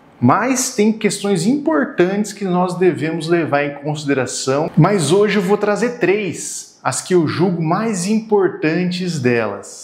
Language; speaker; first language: Portuguese; native; Portuguese